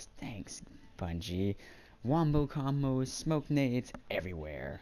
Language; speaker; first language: English; native; English